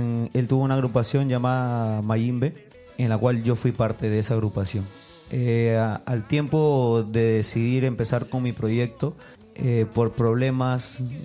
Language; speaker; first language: Spanish; native; Spanish